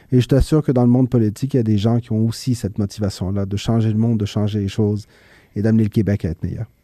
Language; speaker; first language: French; early bilingual, other home language; Spanish